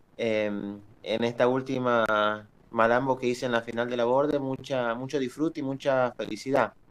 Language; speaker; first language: Spanish; native; Spanish